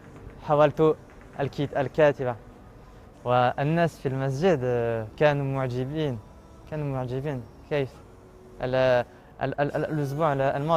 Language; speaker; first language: Arabic; non-native, learner; French